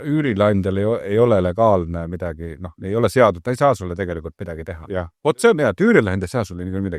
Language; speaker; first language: Estonian; native; Estonian